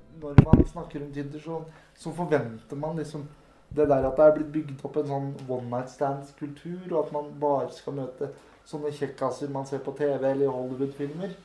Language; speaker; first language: Norwegian; native; Norwegian